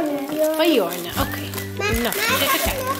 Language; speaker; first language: Dutch; native; Dutch